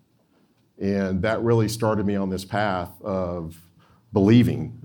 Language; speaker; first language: English; native; English